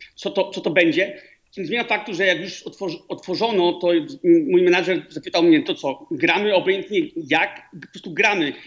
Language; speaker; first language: Polish; early bilingual, heritage; Polish